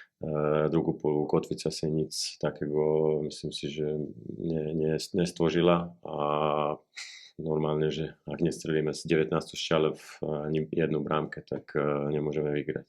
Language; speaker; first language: Polish; non-native, learner; Slovak